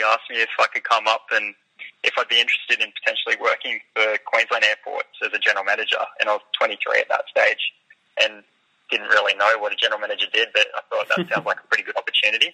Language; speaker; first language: English; native; English